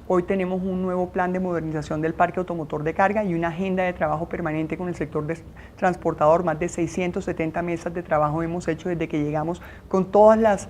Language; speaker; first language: Spanish; native; Spanish